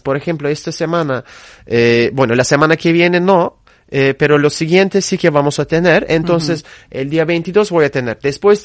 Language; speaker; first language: Spanish; non-native, fluent; Turkish